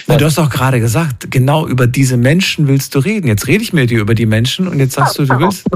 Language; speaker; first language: German; native; German